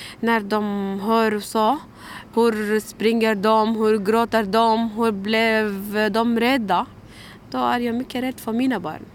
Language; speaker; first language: Swedish; non-native, learner; Arabic